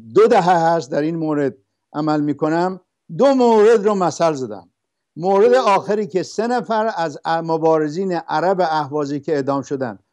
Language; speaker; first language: Persian; non-native, local second language; Arabic